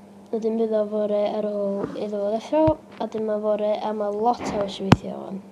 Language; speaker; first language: Welsh; native; Welsh